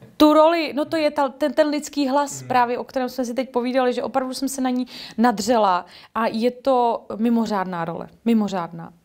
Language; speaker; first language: Czech; native; Czech